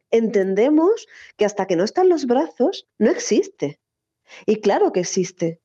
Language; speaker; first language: Spanish; native; Spanish